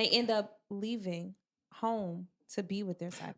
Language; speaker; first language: English; native; English